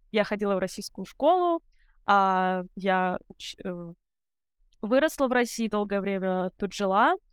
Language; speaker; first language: Russian; early bilingual, other home language; Arabic